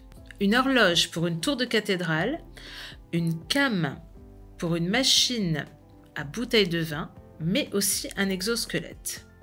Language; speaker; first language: French; native; French